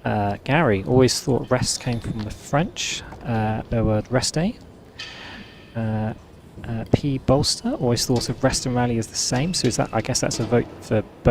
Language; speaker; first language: English; native; English